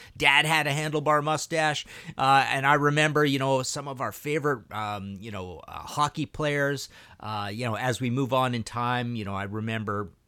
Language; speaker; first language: English; early bilingual, other home language; Russian